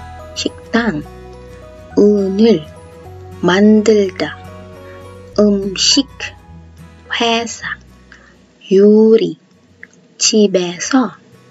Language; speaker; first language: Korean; non-native, learner; Filipino